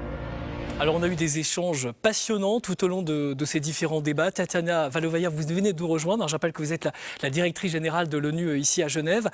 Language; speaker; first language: French; native; French